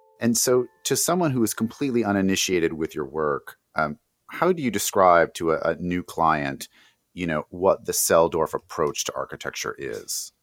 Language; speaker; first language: English; native; English